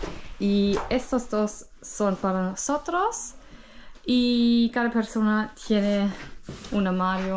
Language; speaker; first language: Spanish; non-native, learner; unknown